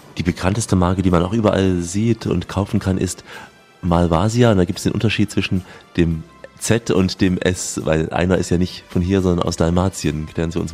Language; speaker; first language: German; native; German